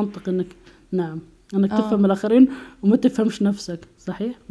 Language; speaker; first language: Arabic; native; Arabic